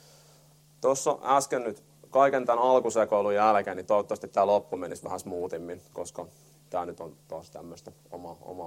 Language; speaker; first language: Finnish; native; Finnish